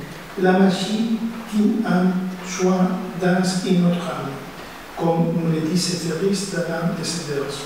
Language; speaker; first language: French; non-native, fluent; Spanish